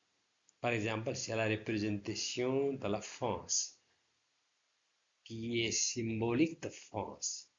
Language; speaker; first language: French; non-native, learner; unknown